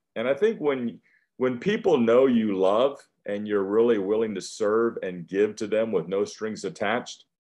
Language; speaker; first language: English; native; English